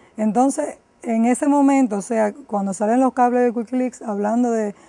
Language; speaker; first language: Spanish; native; Spanish